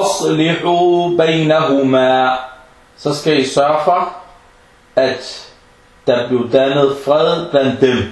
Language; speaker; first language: Danish; non-native, fluent; Arabic